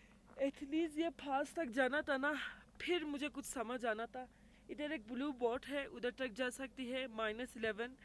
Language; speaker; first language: Hindi; non-native, fluent; Turkish